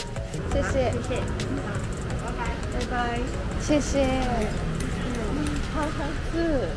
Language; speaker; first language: Chinese; non-native, learner; Japanese